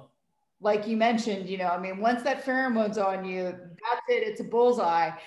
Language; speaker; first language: English; native; English